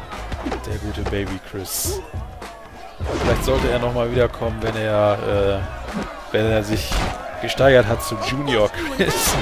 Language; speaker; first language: German; native; German